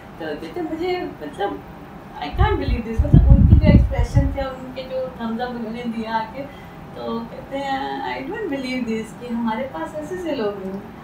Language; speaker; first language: Urdu; native; Urdu